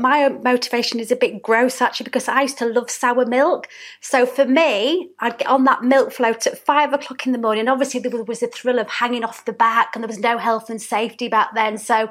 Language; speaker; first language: English; native; English